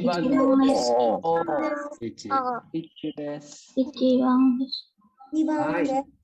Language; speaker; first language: Japanese; non-native, learner; Indonesian